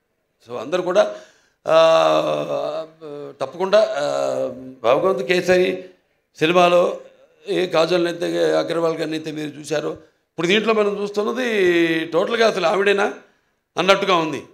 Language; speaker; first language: Telugu; native; Telugu